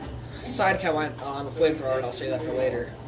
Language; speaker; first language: English; native; English